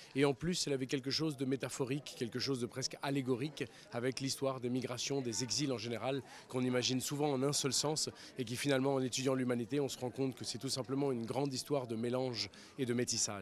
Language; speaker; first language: French; early bilingual, heritage; Spanish